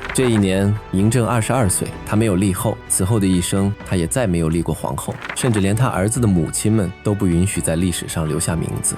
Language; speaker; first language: Chinese; native; Chinese